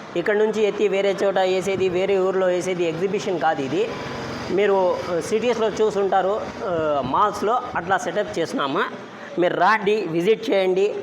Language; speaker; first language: Telugu; non-native, local second language; Urdu